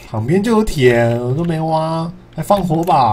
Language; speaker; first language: Chinese; native; Chinese